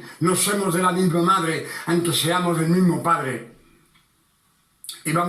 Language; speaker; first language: Spanish; non-native, fluent; French